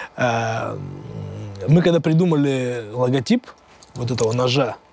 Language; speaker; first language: Russian; native; Russian